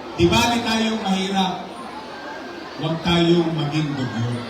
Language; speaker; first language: Filipino; native; Filipino